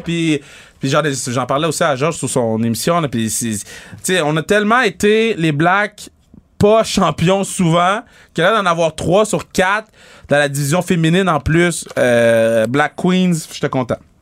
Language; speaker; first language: French; native; French